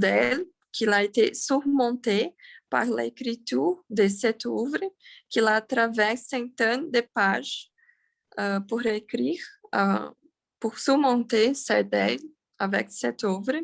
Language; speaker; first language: French; non-native, learner; Portuguese